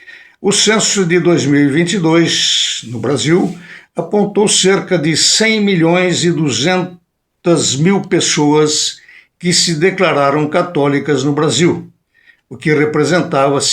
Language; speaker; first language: Portuguese; native; Portuguese